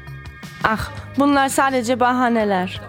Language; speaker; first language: Turkish; early bilingual, heritage; German